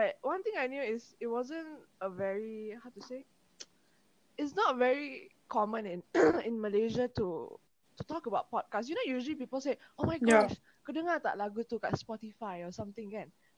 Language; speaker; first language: English; non-native, local second language; Malay